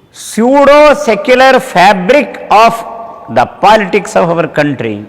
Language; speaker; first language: English; non-native, local second language; Kannada